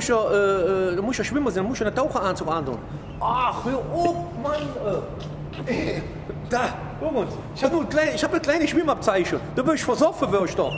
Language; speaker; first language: German; native; German